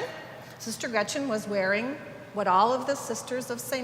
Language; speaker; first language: English; native; English